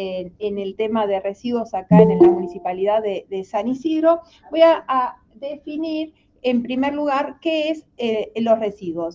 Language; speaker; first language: Spanish; native; Spanish